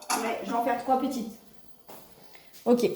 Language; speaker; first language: French; native; French